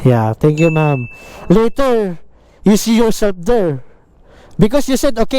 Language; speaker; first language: English; non-native, learner; Filipino